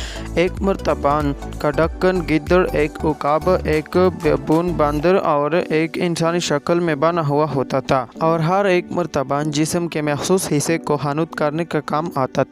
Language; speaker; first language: Urdu; native; Urdu